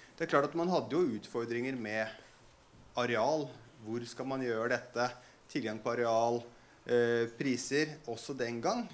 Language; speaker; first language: Norwegian; native; Norwegian